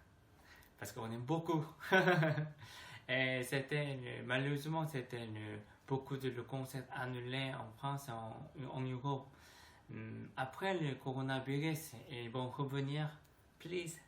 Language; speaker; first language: French; non-native, learner; Korean